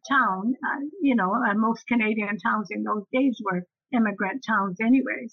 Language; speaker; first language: English; native; English